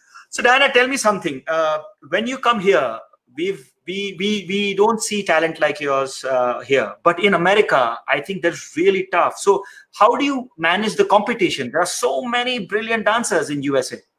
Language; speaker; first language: English; non-native, local second language; Hindi